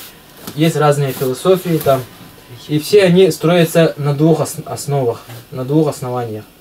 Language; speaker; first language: Russian; native; Russian